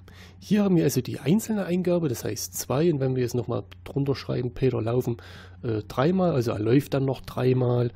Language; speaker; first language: German; native; German